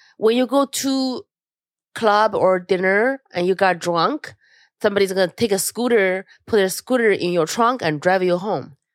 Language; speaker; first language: English; non-native, fluent; Chinese